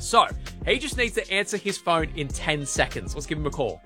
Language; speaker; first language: English; native; English